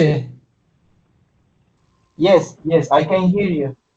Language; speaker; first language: English; non-native, learner; Spanish